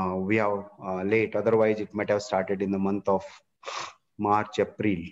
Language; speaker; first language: English; non-native, local second language; Kannada